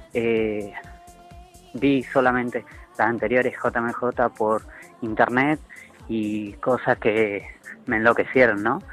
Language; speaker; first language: Spanish; native; Spanish